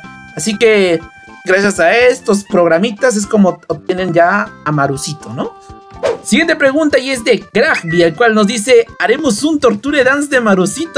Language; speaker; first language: Spanish; native; Spanish